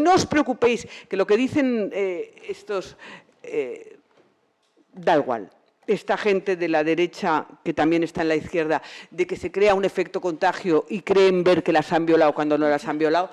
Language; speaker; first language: Spanish; native; Spanish